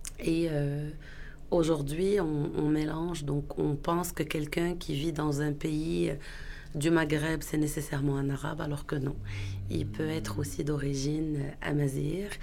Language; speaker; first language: French; non-native, local second language; Arabic